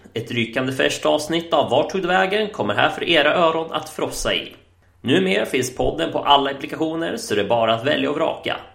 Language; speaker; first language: Swedish; native; Swedish